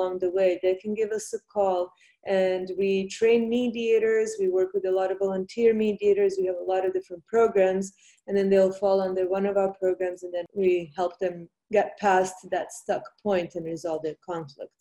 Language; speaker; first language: English; non-native, fluent; Bosnian